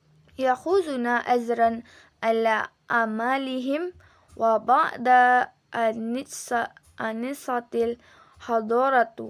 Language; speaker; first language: Arabic; non-native, learner; Indonesian